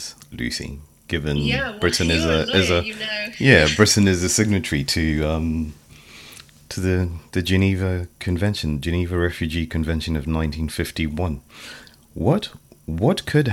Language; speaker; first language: English; non-native, local second language; Shona